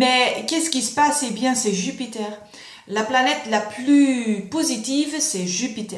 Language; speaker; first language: French; non-native, fluent; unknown